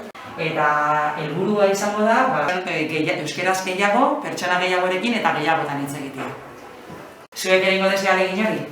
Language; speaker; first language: Basque; native; Basque